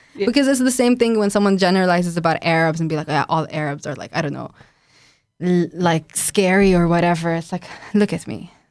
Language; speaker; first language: English; non-native, fluent; Arabic